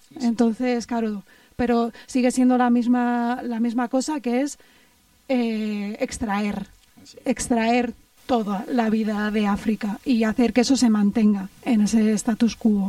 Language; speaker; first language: Spanish; native; Spanish